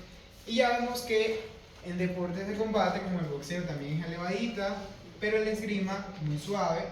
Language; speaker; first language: Spanish; native; Spanish